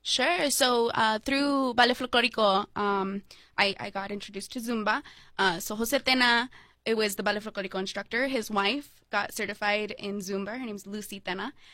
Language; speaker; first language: English; native; English